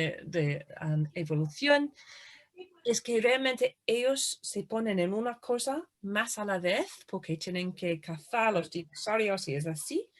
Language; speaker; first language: Spanish; non-native, fluent; English